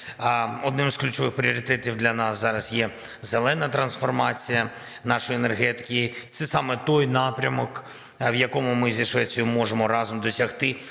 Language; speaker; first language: Ukrainian; non-native, local second language; Russian